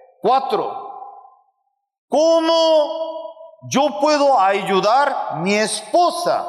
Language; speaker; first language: Spanish; non-native, fluent; Korean